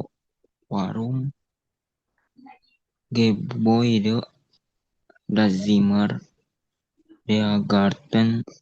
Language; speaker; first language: German; non-native, learner; Indonesian